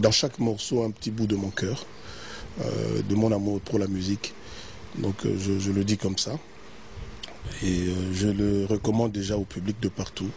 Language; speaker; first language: French; non-native, local second language; Lingala